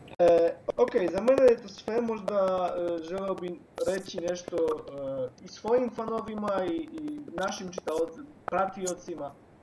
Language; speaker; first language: Serbian; non-native, fluent; Polish